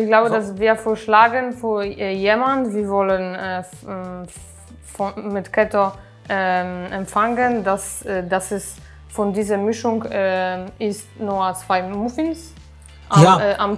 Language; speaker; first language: German; non-native, learner; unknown